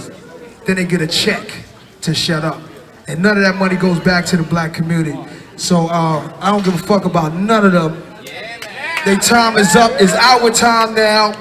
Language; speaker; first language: English; native; English